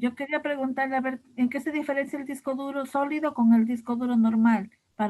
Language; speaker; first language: Spanish; native; Spanish